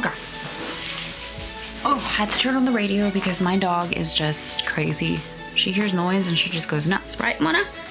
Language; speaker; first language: English; early bilingual, other home language; Spanish